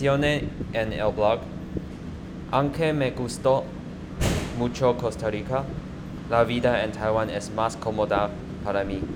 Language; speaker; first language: Spanish; non-native, learner; Chinese